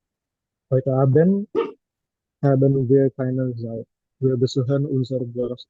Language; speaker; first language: German; non-native, learner; Indonesian